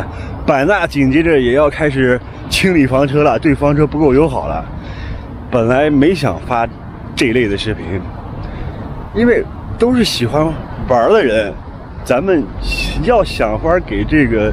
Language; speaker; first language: Chinese; native; Chinese